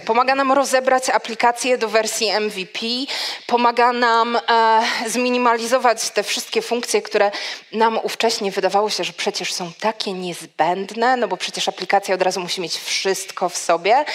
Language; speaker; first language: Polish; native; Polish